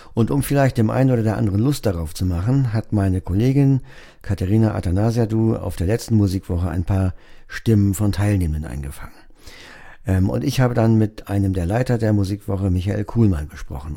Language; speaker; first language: German; native; German